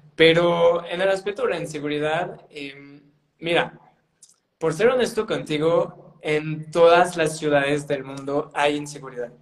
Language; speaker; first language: Spanish; non-native, fluent; French